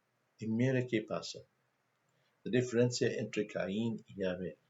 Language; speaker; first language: Spanish; non-native, fluent; English